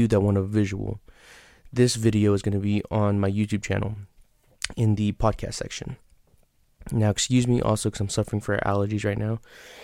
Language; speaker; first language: English; native; English